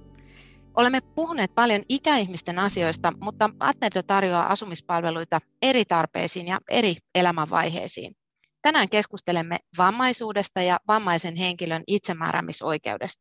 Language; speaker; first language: Finnish; native; Finnish